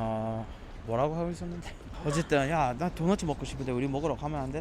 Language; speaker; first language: Korean; non-native, fluent; English